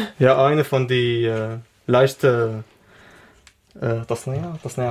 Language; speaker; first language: German; non-native, learner; Arabic